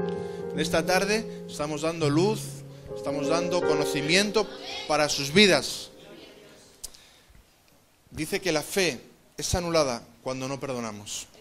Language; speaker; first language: Spanish; native; Spanish